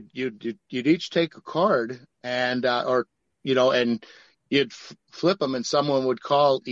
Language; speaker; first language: English; native; English